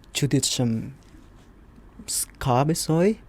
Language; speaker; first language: Albanian; non-native, learner; Indonesian